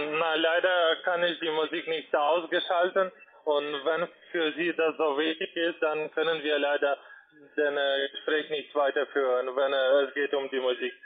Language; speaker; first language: German; non-native, learner; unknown